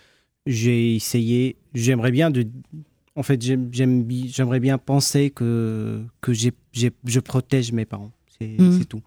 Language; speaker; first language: French; non-native, fluent; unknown